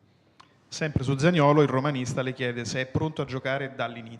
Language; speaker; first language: Italian; native; Italian